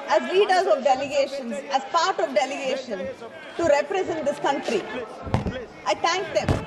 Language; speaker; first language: English; non-native, local second language; Tamil